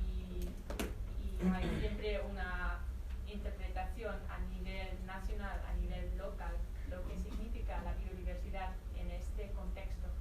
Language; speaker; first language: Spanish; non-native, fluent; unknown